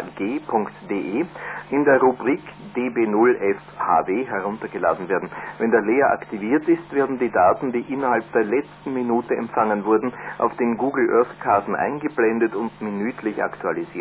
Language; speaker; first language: German; native; German